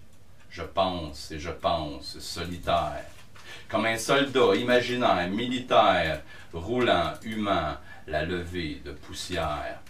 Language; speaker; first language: French; native; French